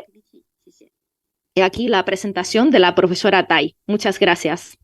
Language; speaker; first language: Spanish; non-native, fluent; Chinese